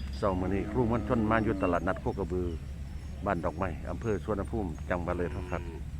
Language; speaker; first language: Thai; native; Thai